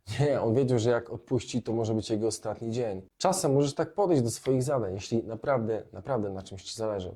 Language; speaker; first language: Polish; native; Polish